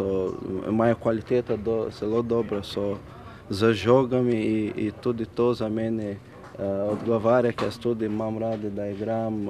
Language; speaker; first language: Slovenian; non-native, learner; Portuguese